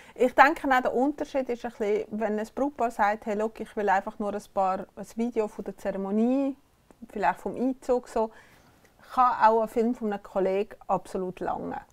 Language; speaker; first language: German; native; German